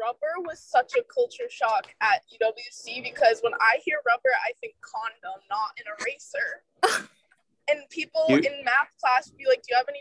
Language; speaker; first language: English; native; English